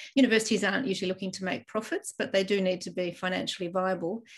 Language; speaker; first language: English; native; English